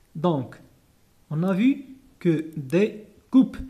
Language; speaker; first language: French; non-native, local second language; Arabic